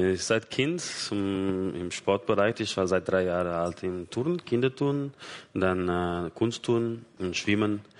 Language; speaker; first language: German; non-native, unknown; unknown